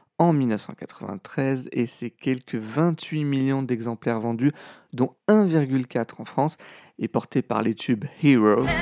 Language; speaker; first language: French; native; French